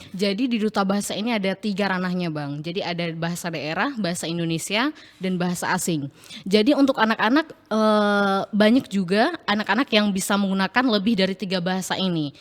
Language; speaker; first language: Indonesian; non-native, local second language; Achinese